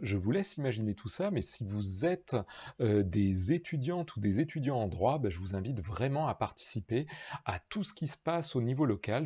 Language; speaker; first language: French; native; French